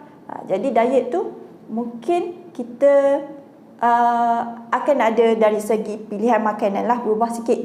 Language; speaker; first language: Malay; native; Malay